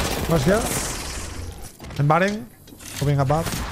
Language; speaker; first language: English; non-native, fluent; Spanish